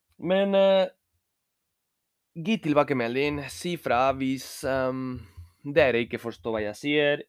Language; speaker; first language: Norwegian; non-native, learner; Spanish